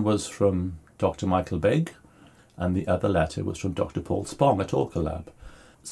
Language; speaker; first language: English; native; English